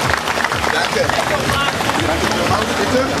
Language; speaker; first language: German; non-native, learner; Slovak